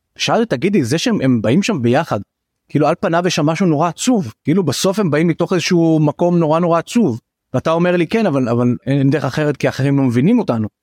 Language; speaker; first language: Hebrew; native; Hebrew